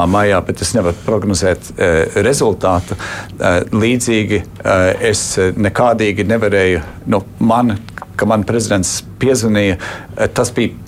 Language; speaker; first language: Latvian; early bilingual, heritage; Latvian